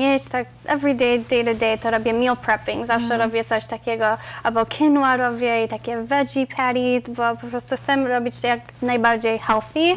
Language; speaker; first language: Polish; early bilingual, other home language; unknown